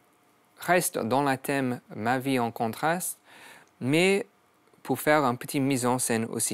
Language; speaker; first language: French; non-native, learner; English